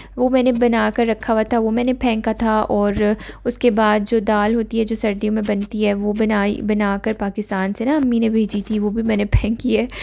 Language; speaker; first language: Urdu; native; Urdu